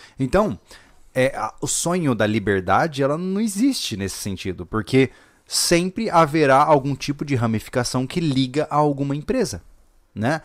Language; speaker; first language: Portuguese; native; Portuguese